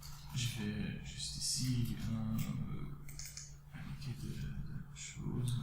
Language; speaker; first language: French; non-native, local second language; Dutch